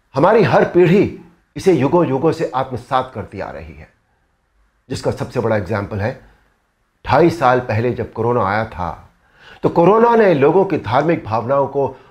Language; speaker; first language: Hindi; native; Hindi